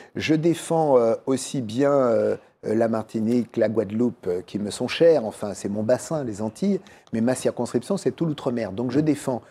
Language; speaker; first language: French; native; French